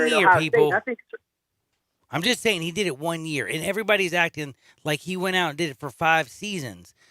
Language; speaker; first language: English; native; English